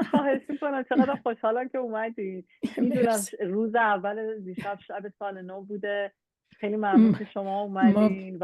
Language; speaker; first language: Persian; native; Persian